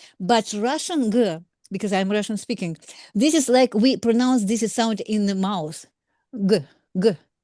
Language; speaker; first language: English; non-native, learner; Russian